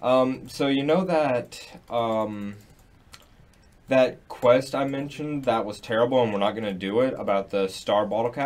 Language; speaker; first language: English; native; English